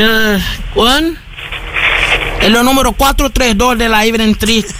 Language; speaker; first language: Spanish; non-native, learner; Portuguese